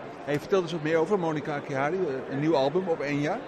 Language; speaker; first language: Dutch; native; Dutch